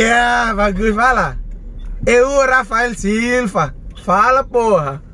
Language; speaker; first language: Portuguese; non-native, learner; Indonesian